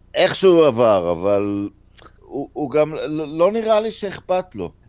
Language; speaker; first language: Hebrew; native; Hebrew